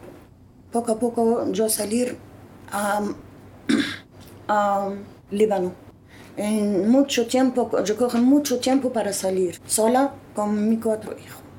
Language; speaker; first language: Spanish; non-native, learner; Arabic